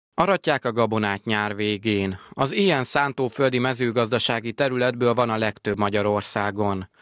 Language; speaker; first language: Hungarian; native; Hungarian